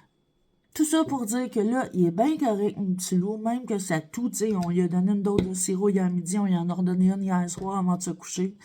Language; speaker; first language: French; native; French